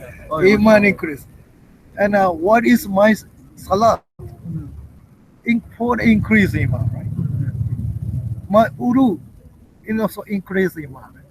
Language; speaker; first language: English; non-native, learner; Japanese